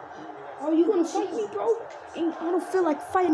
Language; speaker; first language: English; native; English